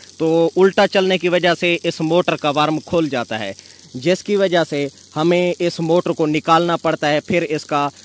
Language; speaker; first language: Urdu; non-native, local second language; Sindhi